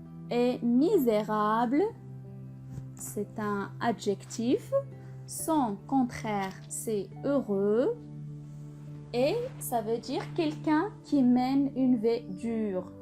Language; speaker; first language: French; non-native, local second language; Arabic